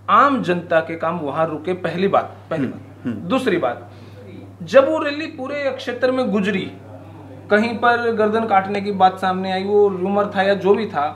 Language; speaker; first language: Hindi; native; Hindi